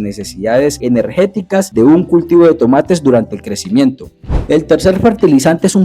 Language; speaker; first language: Spanish; native; Spanish